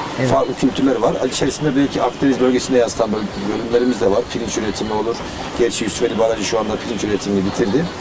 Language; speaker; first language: Turkish; native; Turkish